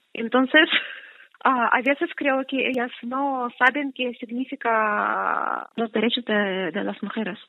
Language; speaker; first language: Spanish; non-native, fluent; Russian